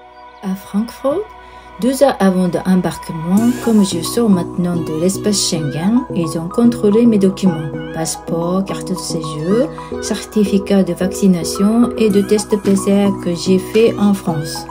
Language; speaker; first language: French; non-native, fluent; Japanese